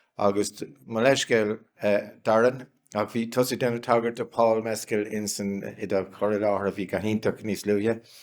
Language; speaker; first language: Irish; non-native, local second language; English